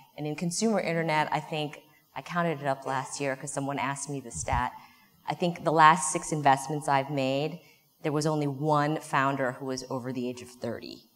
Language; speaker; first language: English; native; English